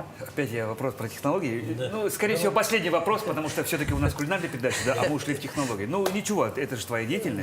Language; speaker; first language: Russian; native; Russian